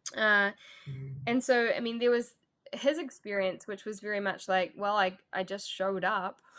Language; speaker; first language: English; native; English